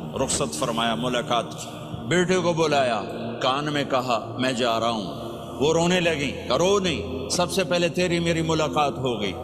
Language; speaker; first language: Urdu; non-native, local second language; Punjabi